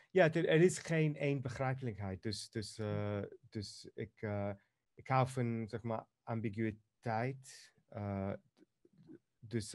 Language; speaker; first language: Dutch; non-native, fluent; Greek